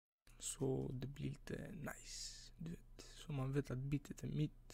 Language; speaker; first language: Swedish; early bilingual, other home language; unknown